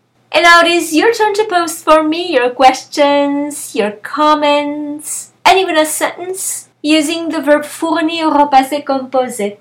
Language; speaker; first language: English; native; English